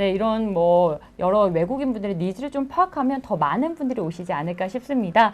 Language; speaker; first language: Korean; native; Korean